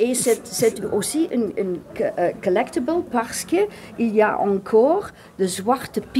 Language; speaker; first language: French; non-native, learner; English